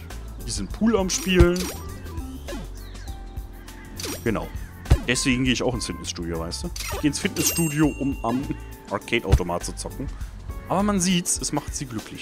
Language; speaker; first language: German; native; German